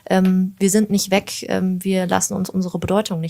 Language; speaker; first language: German; native; German